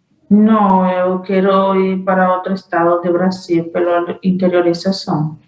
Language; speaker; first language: Portuguese; non-native, learner; Spanish